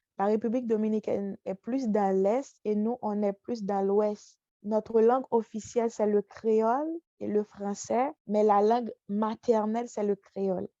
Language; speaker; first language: French; non-native, local second language; Haitian Creole